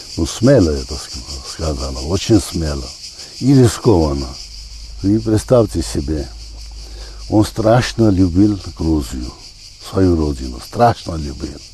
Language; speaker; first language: Russian; non-native, local second language; Georgian